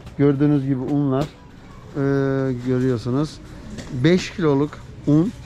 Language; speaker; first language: Turkish; native; Turkish